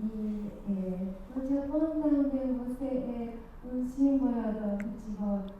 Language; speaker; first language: Portuguese; non-native, learner; Japanese